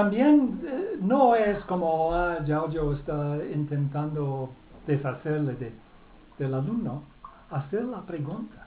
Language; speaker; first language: Spanish; non-native, fluent; English